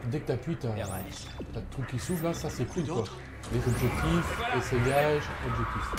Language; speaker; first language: French; native; French